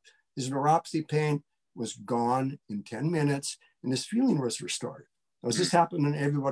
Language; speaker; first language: English; native; English